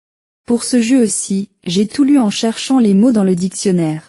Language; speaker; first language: French; non-native, learner; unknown